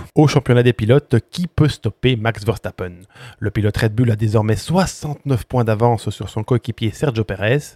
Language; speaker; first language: French; native; French